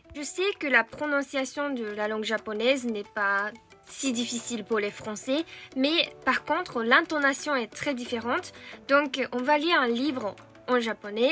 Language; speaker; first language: French; non-native, fluent; Japanese